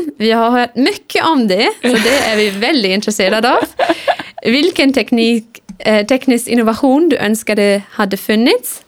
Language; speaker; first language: Swedish; non-native, fluent; German